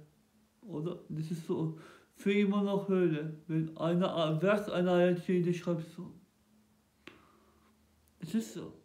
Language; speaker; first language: German; non-native, local second language; Turkish